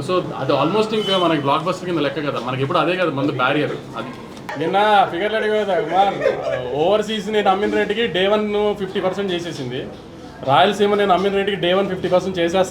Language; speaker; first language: Telugu; native; Telugu